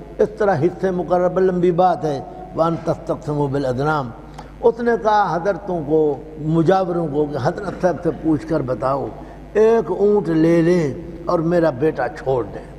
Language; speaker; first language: Urdu; non-native, local second language; Saraiki